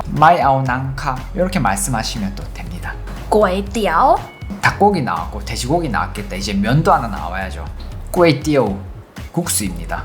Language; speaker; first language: Korean; native; Korean